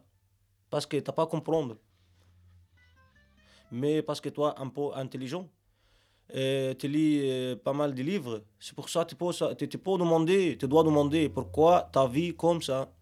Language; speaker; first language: French; non-native, learner; Arabic